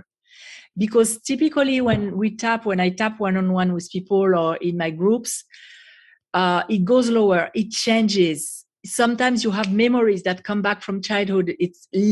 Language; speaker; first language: English; non-native, fluent; French